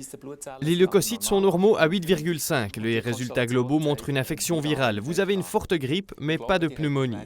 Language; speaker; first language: French; native; French